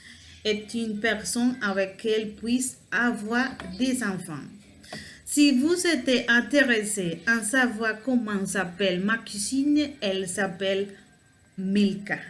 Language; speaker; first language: French; non-native, learner; Spanish